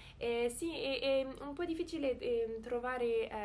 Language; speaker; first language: Italian; non-native, learner; French